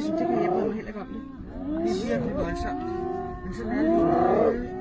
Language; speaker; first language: Danish; native; Danish